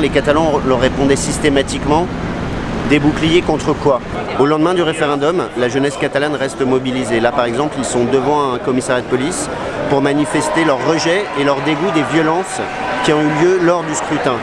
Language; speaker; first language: French; native; French